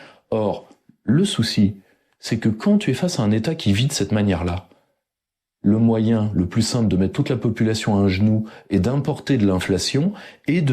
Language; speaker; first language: French; native; French